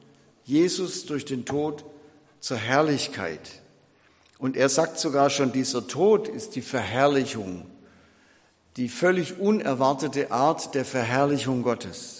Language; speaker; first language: German; native; German